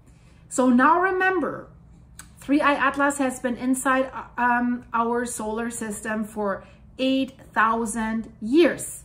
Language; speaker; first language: English; non-native, fluent; German